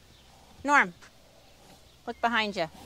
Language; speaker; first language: English; native; English